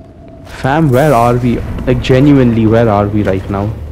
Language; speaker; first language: English; native; English